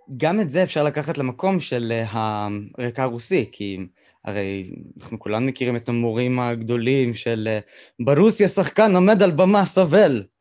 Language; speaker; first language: Hebrew; native; Hebrew